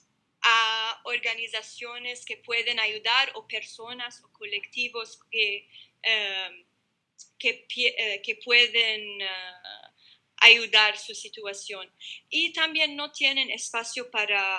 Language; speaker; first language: Spanish; non-native, learner; Arabic